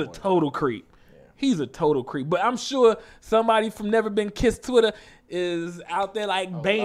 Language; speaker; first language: English; native; English